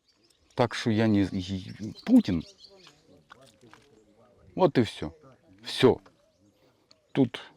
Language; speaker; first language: Ukrainian; non-native, local second language; Russian